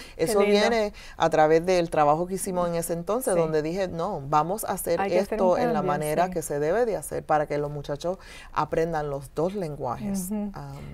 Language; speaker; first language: Spanish; early bilingual, heritage; Spanish